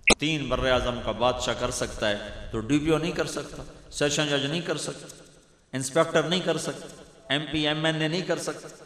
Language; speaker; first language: Urdu; non-native, local second language; Punjabi